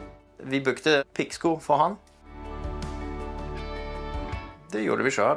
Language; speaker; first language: Norwegian; non-native, fluent; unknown